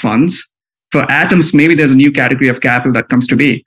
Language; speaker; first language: English; non-native, local second language; Hindi